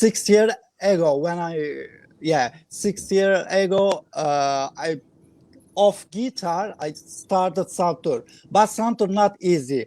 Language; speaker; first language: English; non-native, learner; Kurdish